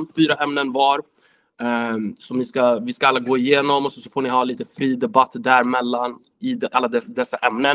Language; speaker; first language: Swedish; native; Swedish